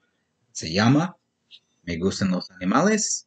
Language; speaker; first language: Spanish; non-native, learner; English